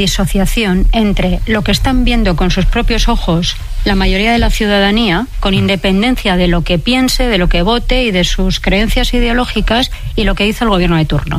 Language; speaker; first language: Spanish; native; Spanish